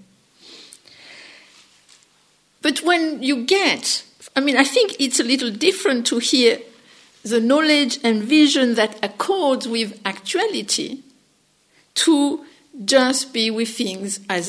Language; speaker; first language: English; non-native, fluent; French